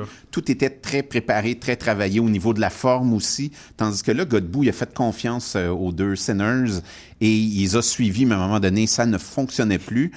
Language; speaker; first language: French; native; French